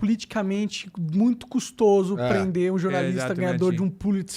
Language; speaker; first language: Portuguese; native; Portuguese